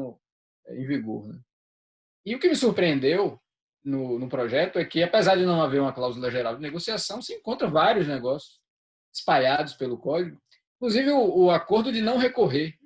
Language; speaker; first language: Portuguese; native; Portuguese